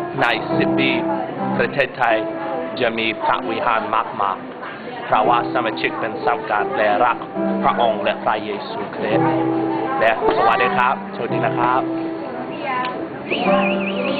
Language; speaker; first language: Thai; non-native, learner; English